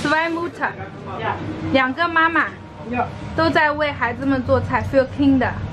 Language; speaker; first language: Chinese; native; Chinese